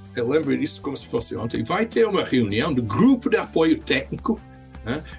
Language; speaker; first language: Portuguese; non-native, fluent; English